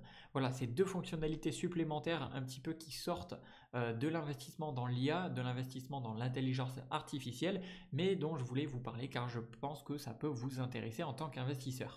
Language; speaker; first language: French; native; French